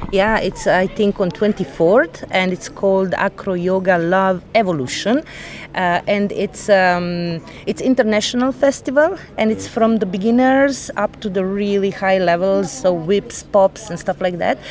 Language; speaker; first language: English; non-native, fluent; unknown